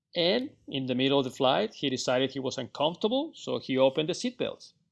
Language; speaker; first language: English; non-native, fluent; Spanish